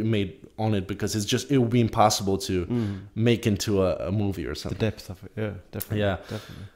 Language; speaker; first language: English; non-native, fluent; Polish